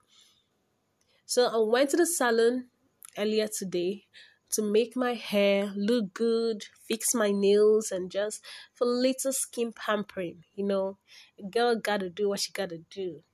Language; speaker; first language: English; non-native, local second language; Igbo